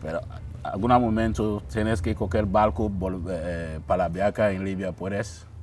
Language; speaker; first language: Spanish; non-native, learner; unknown